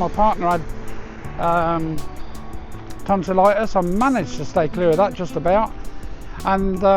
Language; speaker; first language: English; native; English